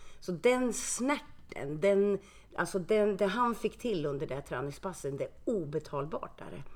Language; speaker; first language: Swedish; early bilingual, other home language; Finnish